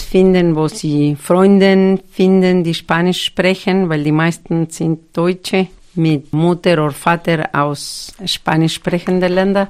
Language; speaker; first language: German; non-native, fluent; Spanish